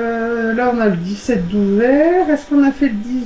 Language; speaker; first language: French; native; French